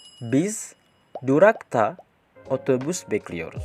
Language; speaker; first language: Turkish; non-native, fluent; Indonesian